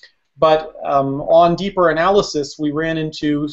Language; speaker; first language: English; native; English